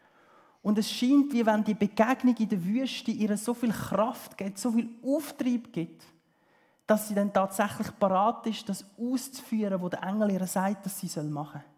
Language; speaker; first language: German; early bilingual, heritage; German